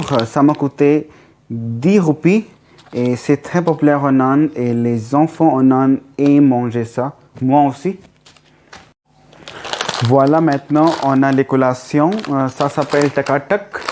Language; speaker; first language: French; non-native, learner; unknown